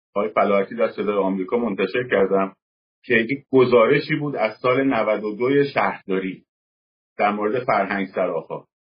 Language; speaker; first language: Persian; native; Persian